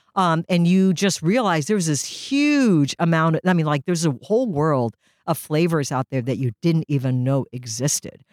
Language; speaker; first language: English; early bilingual, other home language; Japanese